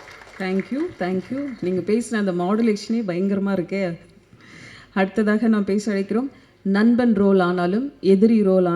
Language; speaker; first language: Tamil; native; Tamil